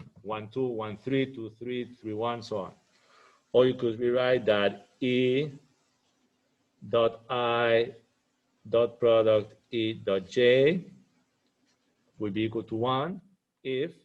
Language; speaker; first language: English; non-native, fluent; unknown